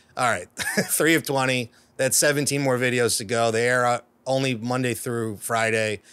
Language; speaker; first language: English; native; English